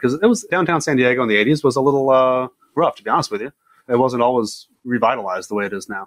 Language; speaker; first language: English; native; English